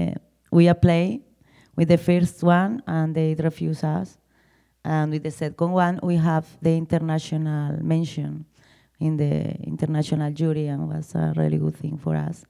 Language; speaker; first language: English; non-native, learner; Spanish